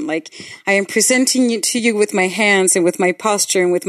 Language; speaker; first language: English; non-native, fluent; Spanish